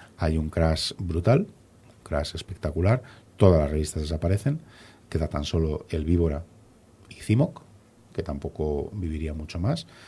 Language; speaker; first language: Spanish; native; Spanish